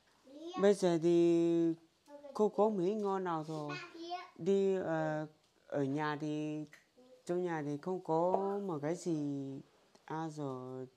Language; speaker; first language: Vietnamese; non-native, local second language; Hmong